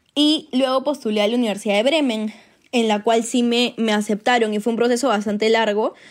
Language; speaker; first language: Spanish; native; Spanish